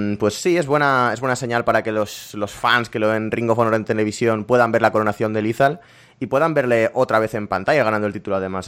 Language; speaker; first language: Spanish; native; Spanish